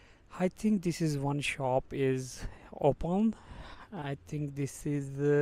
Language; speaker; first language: English; non-native, fluent; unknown